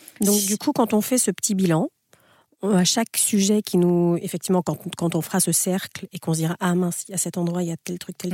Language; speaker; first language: French; native; French